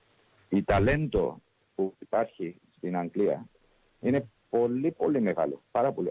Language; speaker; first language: Greek; early bilingual, heritage; English